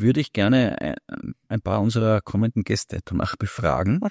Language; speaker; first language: German; native; German